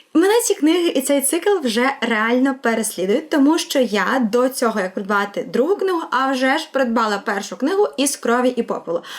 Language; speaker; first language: Ukrainian; non-native, local second language; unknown